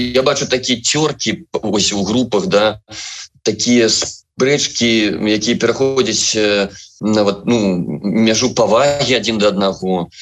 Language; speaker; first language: Belarusian; non-native, local second language; Russian